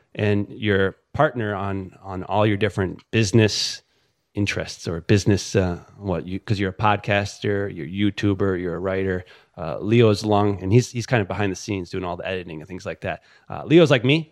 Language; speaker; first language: English; native; English